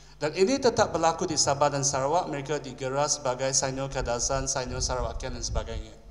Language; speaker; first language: Malay; non-native, local second language; Chinese